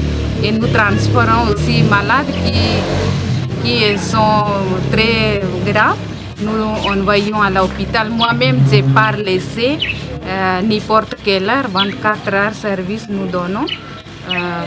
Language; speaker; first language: French; non-native, learner; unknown